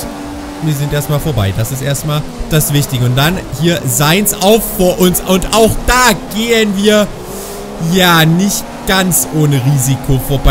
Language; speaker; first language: German; native; German